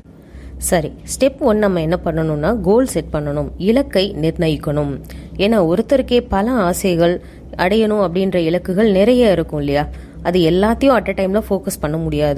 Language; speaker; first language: Tamil; native; Tamil